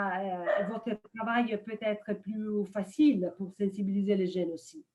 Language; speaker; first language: French; non-native, fluent; Italian